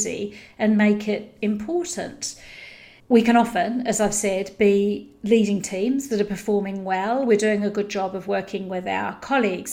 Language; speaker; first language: English; native; English